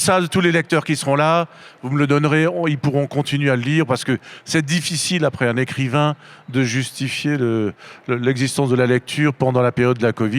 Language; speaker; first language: French; native; French